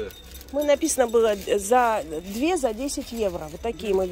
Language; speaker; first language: Russian; native; Russian